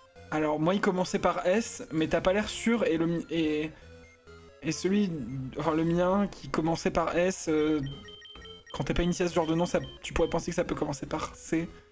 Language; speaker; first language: French; native; French